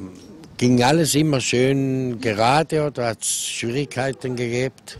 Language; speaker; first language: German; non-native, learner; Italian